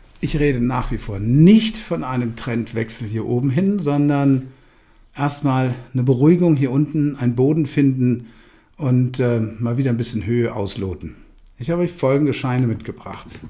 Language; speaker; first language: German; native; German